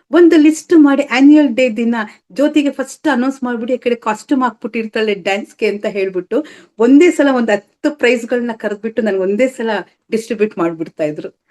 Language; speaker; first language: Kannada; native; Kannada